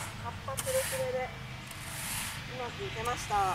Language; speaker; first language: Japanese; native; Japanese